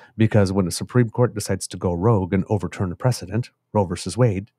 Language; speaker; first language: English; native; English